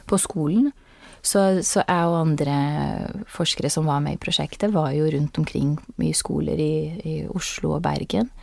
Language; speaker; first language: Norwegian; non-native, fluent; Portuguese